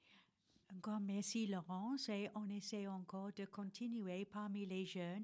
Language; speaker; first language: French; non-native, learner; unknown